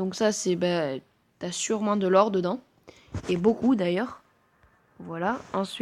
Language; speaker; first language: French; native; French